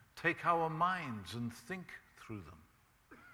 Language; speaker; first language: English; native; English